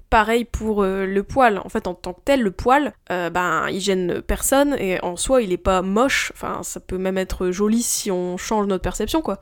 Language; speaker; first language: French; native; French